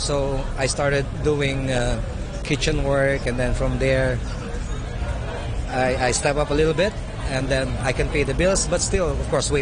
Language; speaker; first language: English; non-native, local second language; Filipino